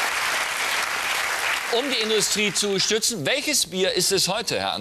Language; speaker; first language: German; native; German